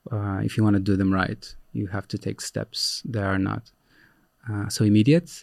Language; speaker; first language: English; non-native, fluent; Portuguese